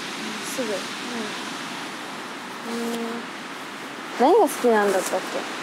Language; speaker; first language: Japanese; native; Japanese